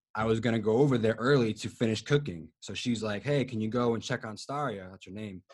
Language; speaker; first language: English; native; English